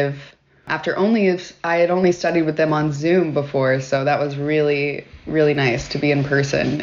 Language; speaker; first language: English; native; English